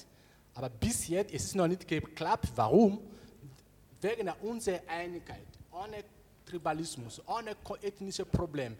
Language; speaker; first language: German; non-native, learner; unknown